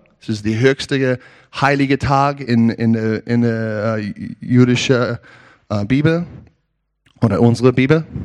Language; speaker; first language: German; non-native, learner; English